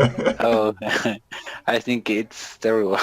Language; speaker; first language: English; non-native, learner; Spanish